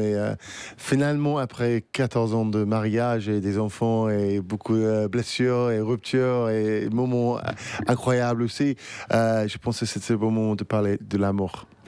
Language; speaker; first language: French; non-native, fluent; English